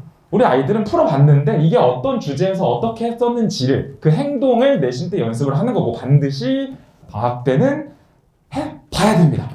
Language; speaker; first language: Korean; native; Korean